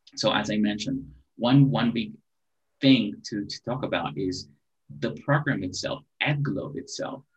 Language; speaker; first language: English; non-native, fluent; Spanish